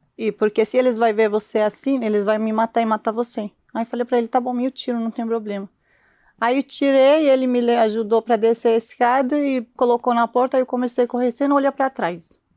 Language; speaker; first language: Portuguese; non-native, learner; Arabic